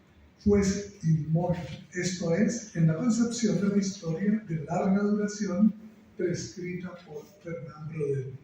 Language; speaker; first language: Spanish; native; Spanish